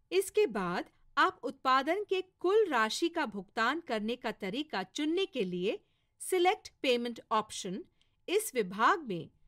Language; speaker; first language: Hindi; non-native, local second language; Marathi